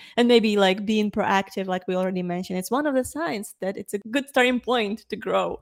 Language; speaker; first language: English; non-native, fluent; Ukrainian